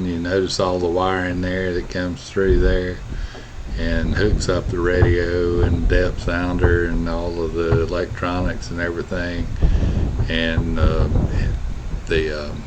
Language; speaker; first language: English; native; English